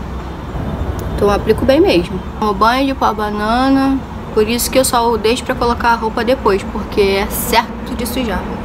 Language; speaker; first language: Portuguese; native; Portuguese